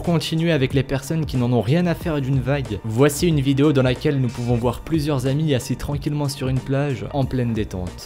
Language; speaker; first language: French; native; French